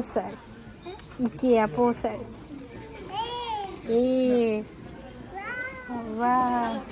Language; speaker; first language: Swedish; non-native, learner; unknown